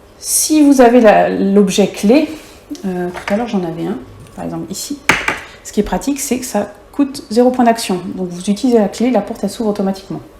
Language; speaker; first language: French; native; French